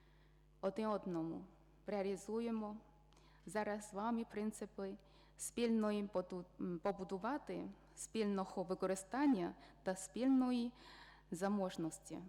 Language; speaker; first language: Ukrainian; non-native, fluent; Chinese